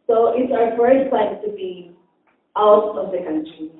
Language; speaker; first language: English; non-native, local second language; Filipino